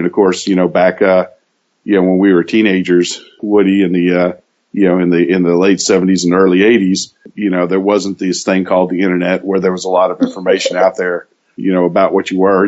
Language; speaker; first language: English; native; English